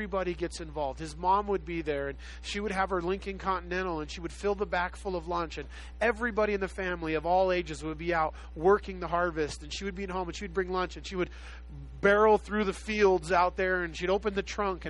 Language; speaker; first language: English; native; English